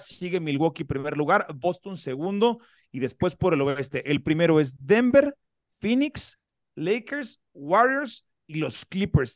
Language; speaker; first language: Spanish; native; Spanish